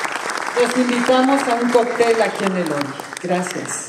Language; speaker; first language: Spanish; native; Spanish